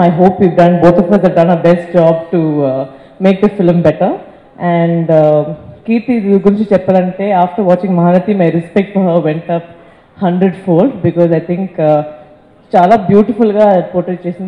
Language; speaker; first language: Telugu; non-native, local second language; Tamil